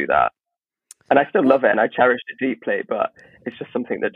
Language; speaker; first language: English; native; English